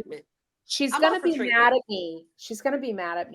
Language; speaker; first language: English; native; English